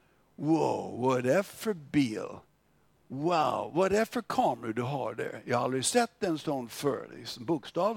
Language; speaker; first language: Swedish; non-native, fluent; English